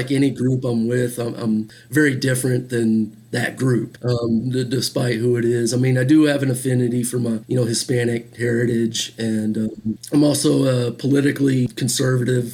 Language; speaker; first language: English; native; English